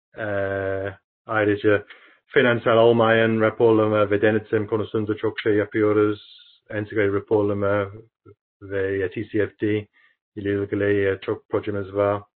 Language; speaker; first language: Turkish; non-native, learner; English